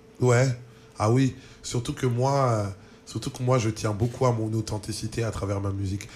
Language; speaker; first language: French; early bilingual, other home language; Lingala